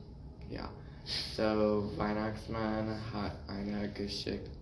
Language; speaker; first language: German; non-native, learner; English